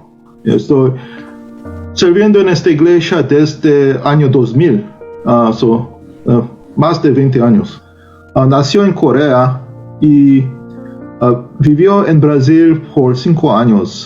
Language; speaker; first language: Spanish; non-native, learner; Korean